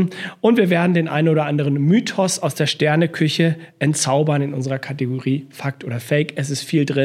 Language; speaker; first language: German; native; German